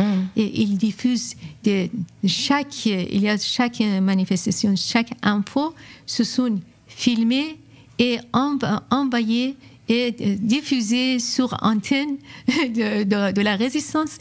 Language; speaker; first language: French; non-native, fluent; Persian